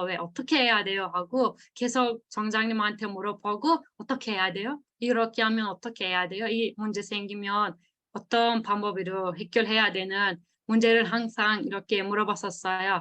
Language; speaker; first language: Korean; non-native, fluent; Turkish